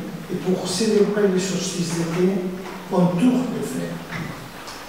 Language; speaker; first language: French; non-native, fluent; Spanish